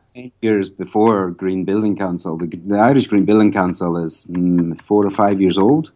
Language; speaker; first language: English; native; English